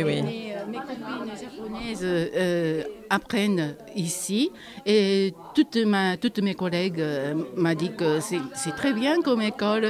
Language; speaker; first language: French; non-native, fluent; Japanese